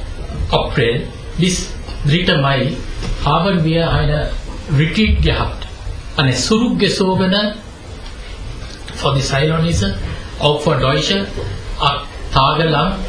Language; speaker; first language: German; non-native, fluent; Sinhala